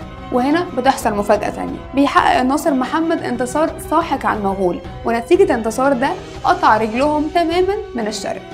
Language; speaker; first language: Arabic; native; Arabic